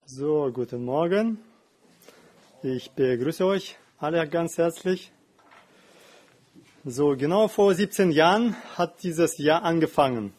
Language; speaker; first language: German; non-native, fluent; Russian